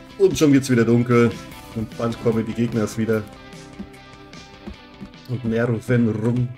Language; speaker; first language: German; native; German